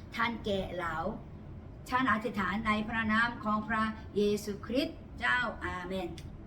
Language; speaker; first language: Thai; non-native, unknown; Korean